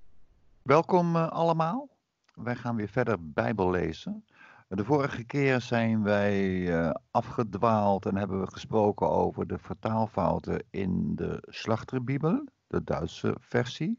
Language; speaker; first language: Dutch; native; Dutch